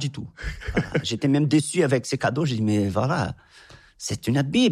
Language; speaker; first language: French; non-native, fluent; Portuguese